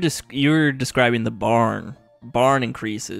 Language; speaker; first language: English; native; English